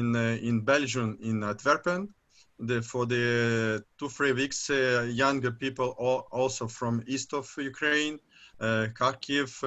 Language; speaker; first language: English; non-native, learner; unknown